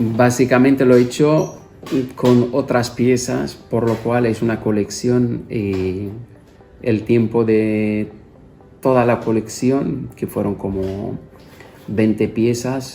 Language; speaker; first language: Spanish; non-native, fluent; Arabic